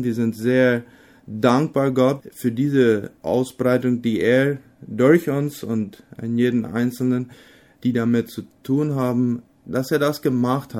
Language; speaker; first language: German; non-native, local second language; Low German